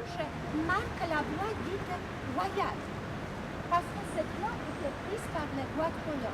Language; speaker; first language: French; non-native, fluent; Polish